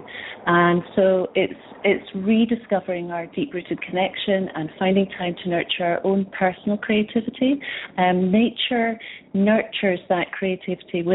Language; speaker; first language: English; native; English